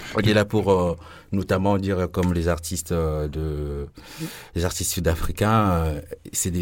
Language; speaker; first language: French; non-native, local second language; Lingala